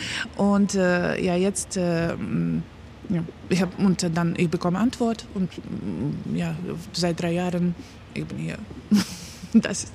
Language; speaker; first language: German; non-native, learner; Ukrainian